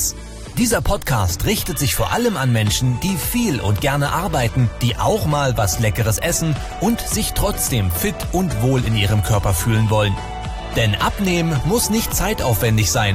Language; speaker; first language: German; native; German